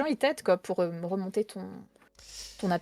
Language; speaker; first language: French; native; French